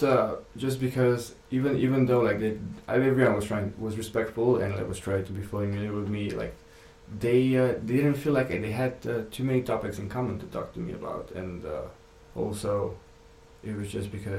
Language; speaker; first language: English; non-native, fluent; Romanian